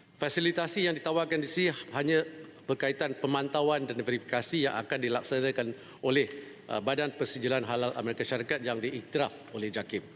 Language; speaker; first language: Malay; native; Malay